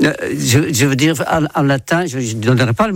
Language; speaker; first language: French; non-native, fluent; Dutch